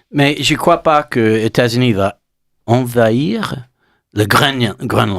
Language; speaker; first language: French; non-native, learner; English